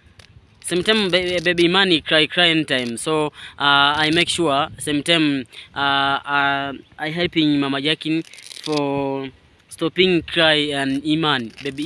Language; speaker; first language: English; non-native, learner; Swahili